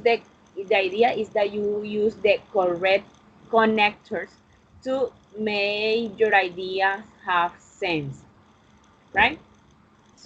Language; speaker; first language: English; non-native, fluent; Spanish